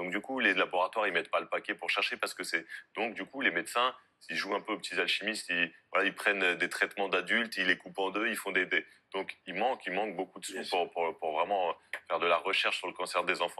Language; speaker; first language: French; native; French